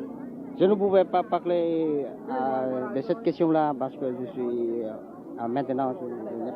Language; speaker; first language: French; non-native, learner; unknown